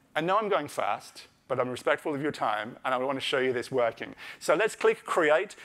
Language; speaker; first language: English; native; English